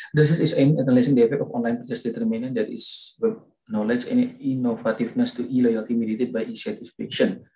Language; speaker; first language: English; non-native, fluent; Indonesian